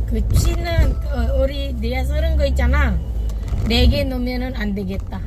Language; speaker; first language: Korean; non-native, local second language; Filipino